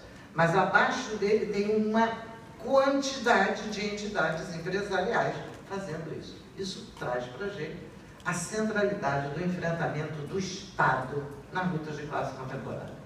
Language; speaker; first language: Portuguese; native; Portuguese